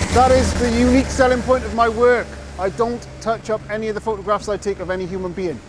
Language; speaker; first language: English; native; English